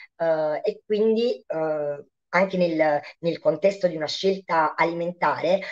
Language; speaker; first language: Italian; native; Italian